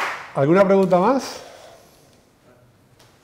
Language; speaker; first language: Spanish; native; Spanish